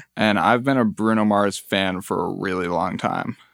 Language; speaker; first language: English; early bilingual, other home language; Spanish